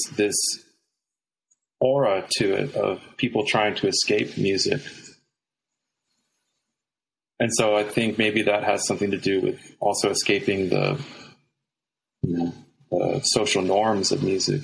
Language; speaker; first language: English; native; English